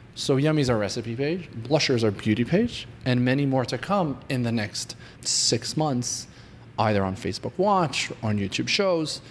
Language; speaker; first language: English; non-native, fluent; Hebrew